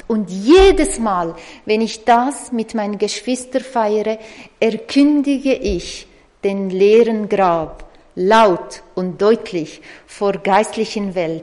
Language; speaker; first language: German; non-native, fluent; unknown